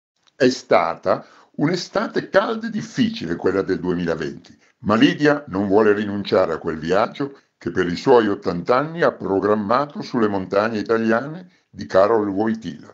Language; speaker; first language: Italian; native; Italian